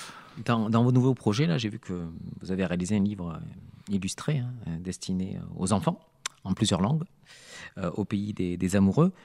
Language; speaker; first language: French; native; French